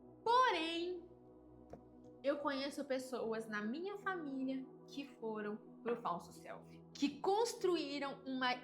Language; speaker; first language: Portuguese; native; Portuguese